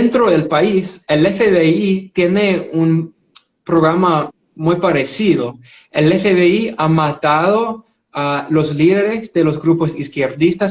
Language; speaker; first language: Spanish; non-native, fluent; English